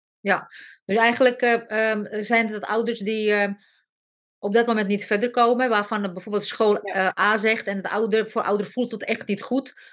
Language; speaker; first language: Dutch; non-native, fluent; Slovak